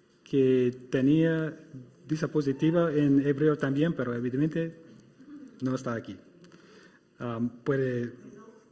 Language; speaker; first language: Spanish; non-native, fluent; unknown